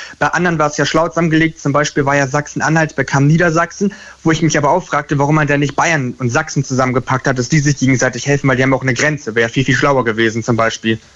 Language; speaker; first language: German; native; German